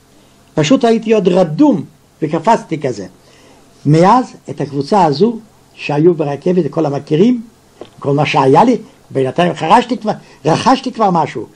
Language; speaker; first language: Hebrew; non-native, fluent; Yiddish